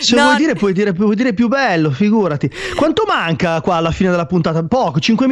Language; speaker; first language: Italian; native; Italian